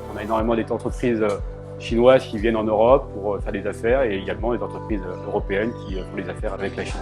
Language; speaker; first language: French; native; French